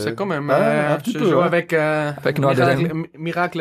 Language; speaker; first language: French; non-native, local second language; German